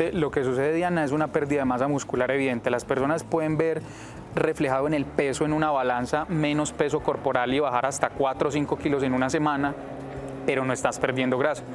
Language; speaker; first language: Spanish; native; Spanish